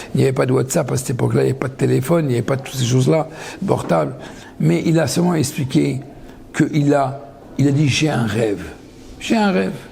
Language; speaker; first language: French; native; French